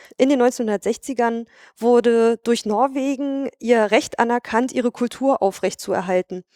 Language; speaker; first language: German; native; German